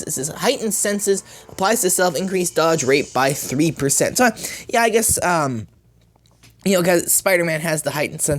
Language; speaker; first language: English; native; English